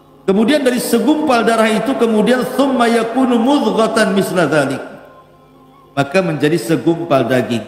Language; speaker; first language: Indonesian; native; Indonesian